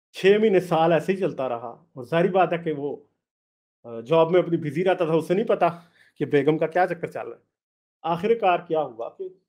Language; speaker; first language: Urdu; native; Urdu